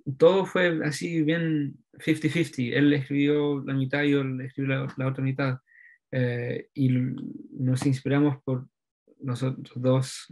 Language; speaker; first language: Spanish; early bilingual, heritage; Norwegian